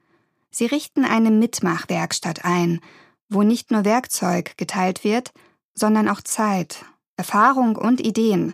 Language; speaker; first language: German; native; German